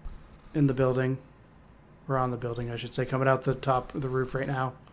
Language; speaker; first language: English; native; English